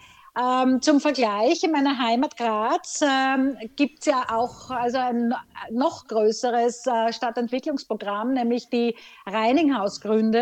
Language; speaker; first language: German; native; German